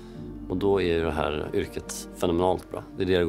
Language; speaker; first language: Swedish; native; Swedish